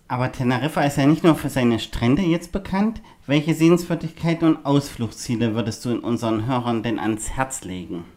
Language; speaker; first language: German; native; German